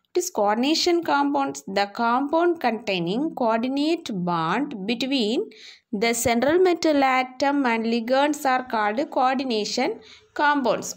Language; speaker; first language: English; non-native, local second language; Tamil